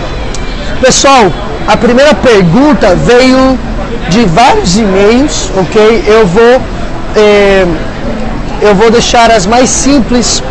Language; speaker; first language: Portuguese; non-native, fluent; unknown